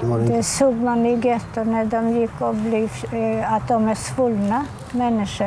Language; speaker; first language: Swedish; non-native, fluent; Polish